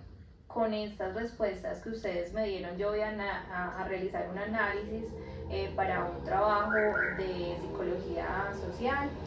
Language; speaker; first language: Spanish; native; Spanish